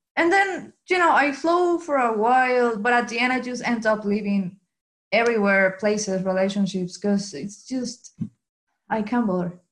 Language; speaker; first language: English; non-native, fluent; Spanish